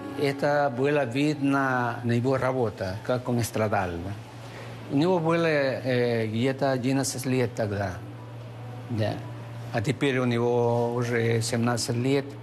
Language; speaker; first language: Russian; non-native, learner; Spanish